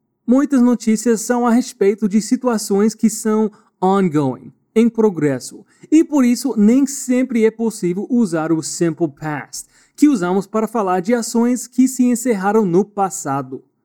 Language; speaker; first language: Portuguese; native; Portuguese